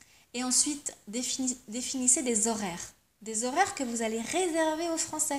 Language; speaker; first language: French; native; French